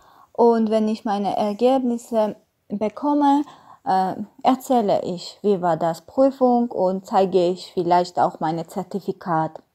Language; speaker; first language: German; non-native, learner; Armenian